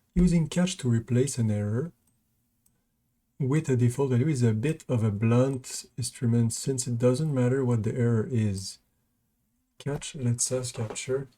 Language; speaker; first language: English; non-native, local second language; French